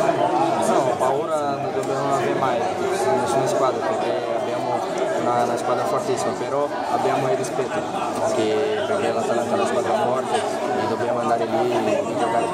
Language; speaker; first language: Italian; non-native, fluent; Portuguese